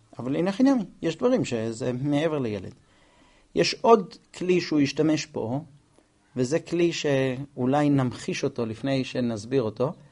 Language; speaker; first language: Hebrew; non-native, fluent; English